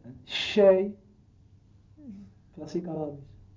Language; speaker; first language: Dutch; non-native, learner; Arabic